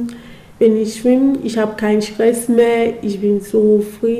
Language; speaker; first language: German; non-native, learner; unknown